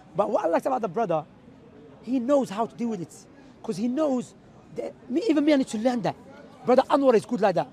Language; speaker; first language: English; non-native, fluent; Arabic